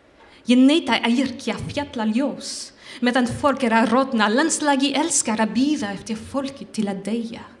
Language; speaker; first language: Icelandic; non-native, learner; French